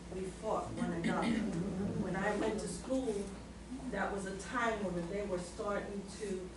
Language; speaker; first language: English; native; English